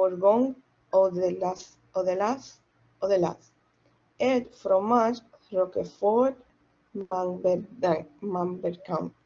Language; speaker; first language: French; non-native, learner; Spanish